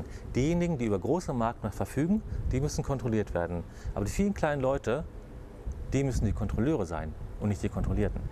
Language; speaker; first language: German; native; German